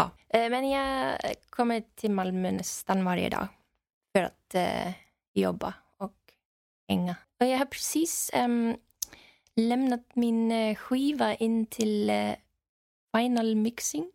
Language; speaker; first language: Swedish; non-native, fluent; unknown